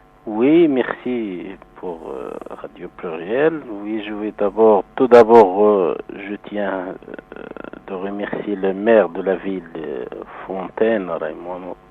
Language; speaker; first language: French; non-native, local second language; Arabic